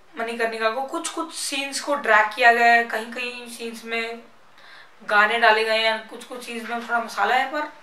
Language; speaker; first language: Hindi; non-native, local second language; Punjabi